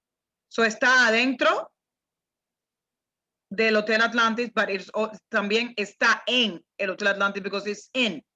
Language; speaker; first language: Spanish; non-native, fluent; English